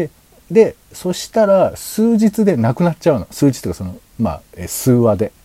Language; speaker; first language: Japanese; native; Japanese